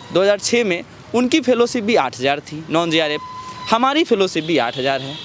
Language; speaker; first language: Hindi; native; Hindi